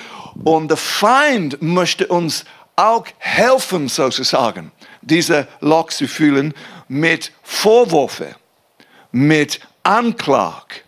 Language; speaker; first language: German; non-native, fluent; English